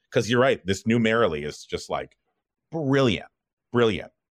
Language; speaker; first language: English; native; English